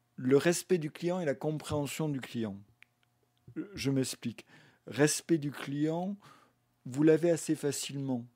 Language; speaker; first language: French; native; French